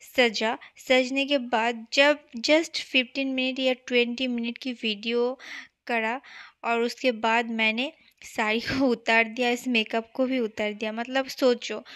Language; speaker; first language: Hindi; non-native, local second language; Bangla